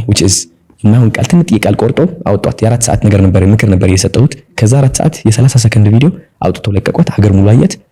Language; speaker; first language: Amharic; non-native, local second language; Tigrinya